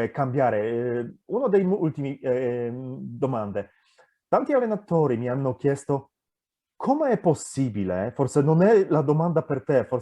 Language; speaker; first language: Italian; non-native, fluent; Polish